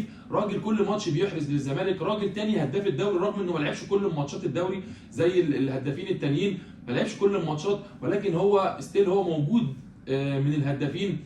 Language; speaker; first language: Arabic; native; Arabic